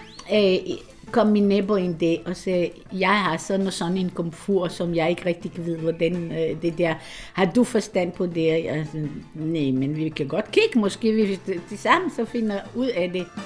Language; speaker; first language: Danish; non-native, fluent; Hebrew